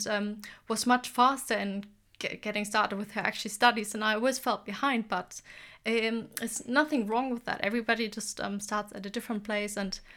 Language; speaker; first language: English; non-native, fluent; German